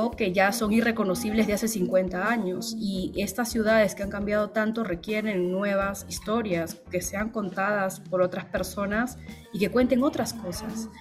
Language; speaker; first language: Spanish; native; Spanish